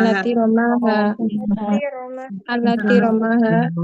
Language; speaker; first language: Arabic; non-native, learner; Indonesian